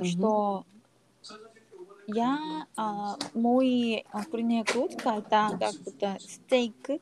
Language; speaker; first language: Russian; non-native, learner; Korean